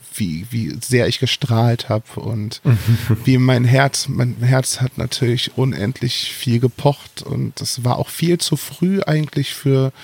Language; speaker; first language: German; native; German